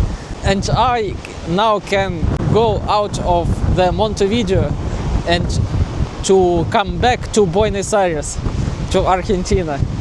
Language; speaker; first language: English; non-native, learner; Russian